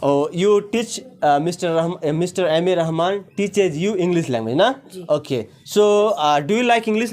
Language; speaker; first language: English; non-native, learner; Hindi